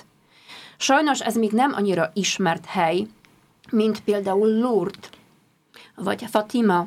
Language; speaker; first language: Hungarian; non-native, fluent; Polish